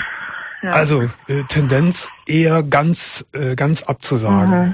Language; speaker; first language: German; native; German